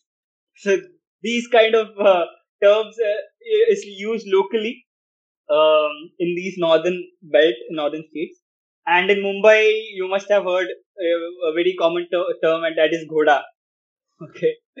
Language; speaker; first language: English; non-native, local second language; Hindi